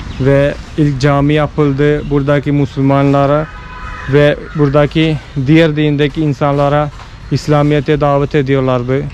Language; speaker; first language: Turkish; non-native, fluent; Malayalam